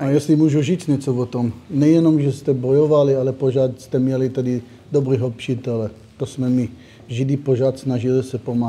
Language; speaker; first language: Czech; non-native, learner; Hebrew